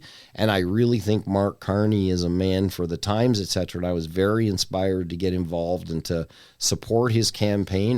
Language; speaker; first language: English; native; English